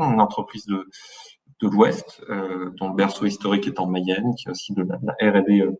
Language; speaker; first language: French; native; French